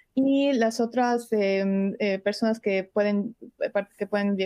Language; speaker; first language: Spanish; native; Spanish